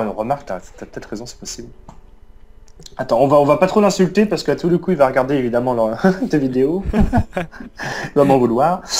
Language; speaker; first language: French; native; French